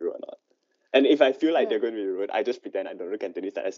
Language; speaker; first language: English; non-native, local second language; Cantonese